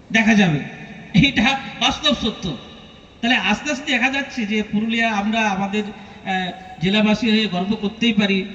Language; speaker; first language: Bangla; non-native, local second language; Santali